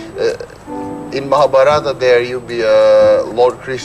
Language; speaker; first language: English; non-native, learner; Indonesian